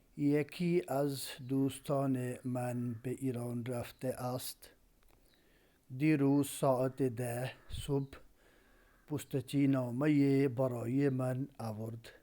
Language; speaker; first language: Persian; non-native, fluent; Urdu